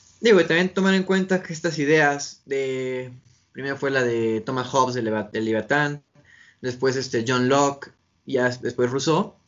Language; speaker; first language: Spanish; native; Spanish